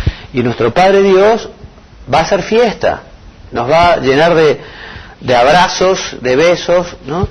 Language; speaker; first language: Spanish; native; Spanish